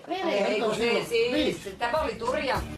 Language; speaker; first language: Finnish; native; Finnish